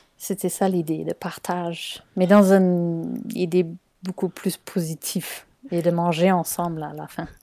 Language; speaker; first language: French; non-native, fluent; German